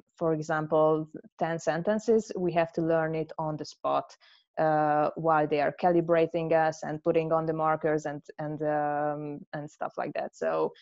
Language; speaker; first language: English; non-native, fluent; Hungarian